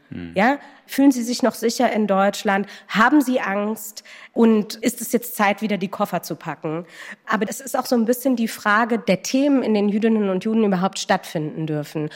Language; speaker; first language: German; native; German